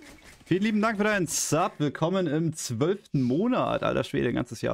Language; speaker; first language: German; native; German